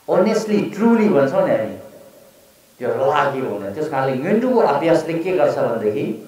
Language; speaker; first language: Nepali; non-native, local second language; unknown